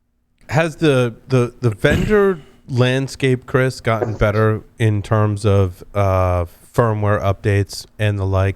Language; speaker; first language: English; native; English